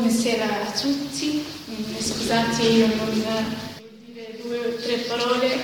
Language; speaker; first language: Italian; non-native, learner; Arabic